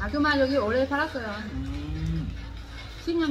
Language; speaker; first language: Korean; non-native, learner; Vietnamese